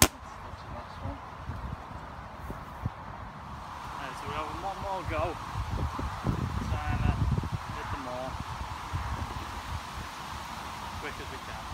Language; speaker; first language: English; native; English